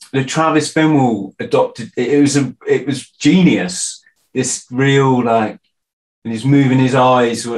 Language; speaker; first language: English; native; English